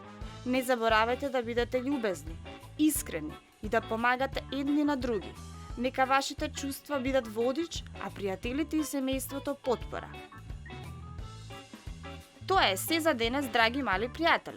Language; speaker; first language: Macedonian; native; Macedonian